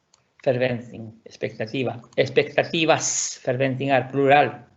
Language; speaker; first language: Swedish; non-native, fluent; Spanish